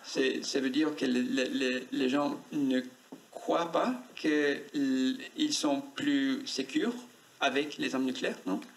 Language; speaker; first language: French; non-native, learner; Spanish